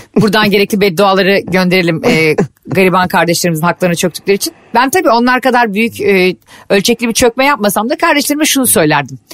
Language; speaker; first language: Turkish; native; Turkish